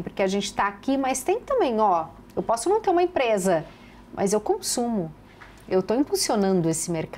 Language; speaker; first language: Portuguese; native; Portuguese